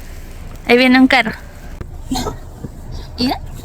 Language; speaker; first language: Spanish; early bilingual, heritage; Spanish